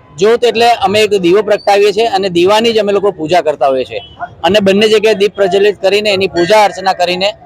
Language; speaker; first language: Gujarati; non-native, local second language; Sindhi